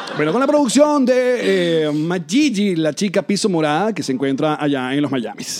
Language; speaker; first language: Spanish; native; Spanish